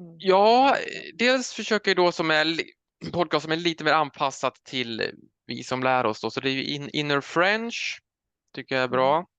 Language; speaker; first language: Swedish; native; Swedish